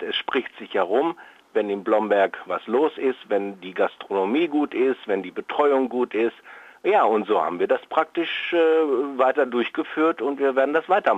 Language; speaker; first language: German; native; German